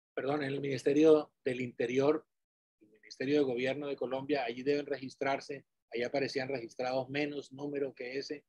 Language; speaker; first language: Spanish; native; Spanish